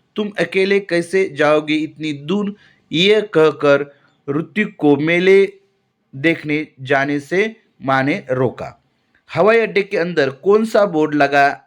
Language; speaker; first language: Hindi; non-native, local second language; Marathi